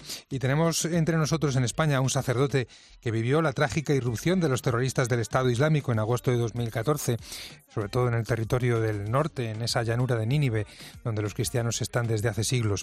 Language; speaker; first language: Spanish; native; Spanish